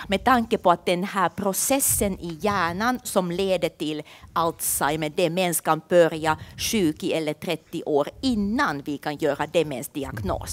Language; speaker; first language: Swedish; non-native, fluent; Finnish